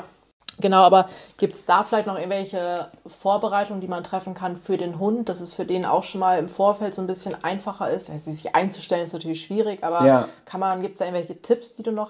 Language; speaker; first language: German; native; German